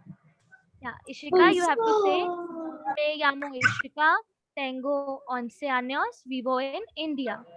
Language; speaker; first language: Spanish; non-native, learner; Hindi